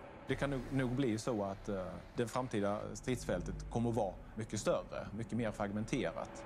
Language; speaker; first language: Swedish; native; Swedish